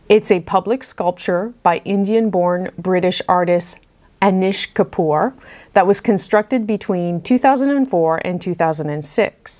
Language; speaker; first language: English; native; English